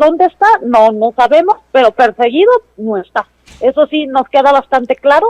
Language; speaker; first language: Spanish; native; Spanish